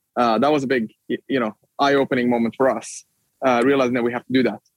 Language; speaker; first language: English; non-native, fluent; Swedish